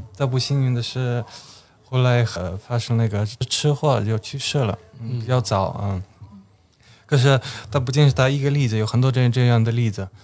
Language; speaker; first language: Chinese; non-native, fluent; Slovenian